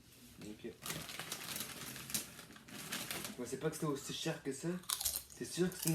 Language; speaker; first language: French; native; French